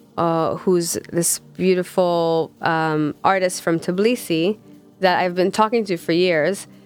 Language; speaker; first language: English; non-native, fluent; Hebrew